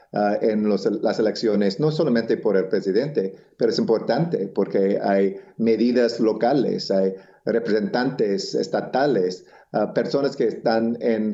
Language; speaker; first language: Spanish; non-native, local second language; English